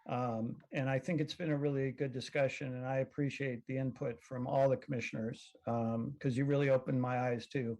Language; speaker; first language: English; native; English